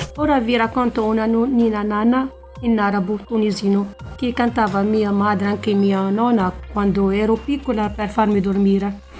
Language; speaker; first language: Italian; non-native, fluent; Arabic